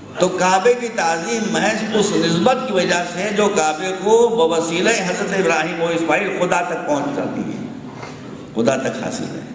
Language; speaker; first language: Urdu; native; Urdu